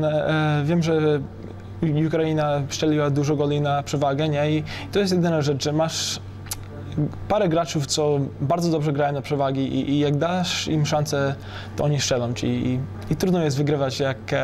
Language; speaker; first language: Polish; early bilingual, heritage; English